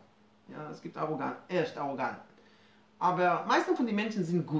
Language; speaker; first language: German; non-native, fluent; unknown